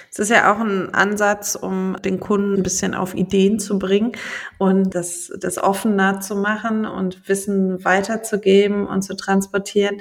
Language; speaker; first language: German; native; German